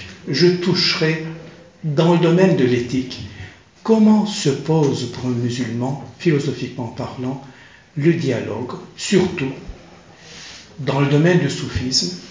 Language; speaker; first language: French; non-native, fluent; Turkish